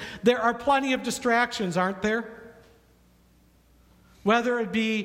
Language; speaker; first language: English; native; English